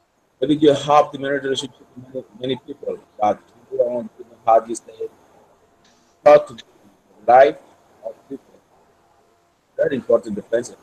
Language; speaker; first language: English; non-native, learner; Spanish